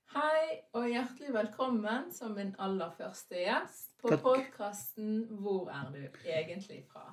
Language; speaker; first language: Norwegian; early bilingual, other home language; Arabic